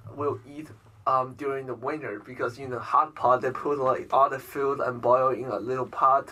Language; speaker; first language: English; non-native, learner; Chinese